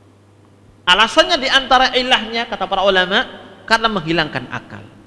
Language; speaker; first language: Indonesian; native; Indonesian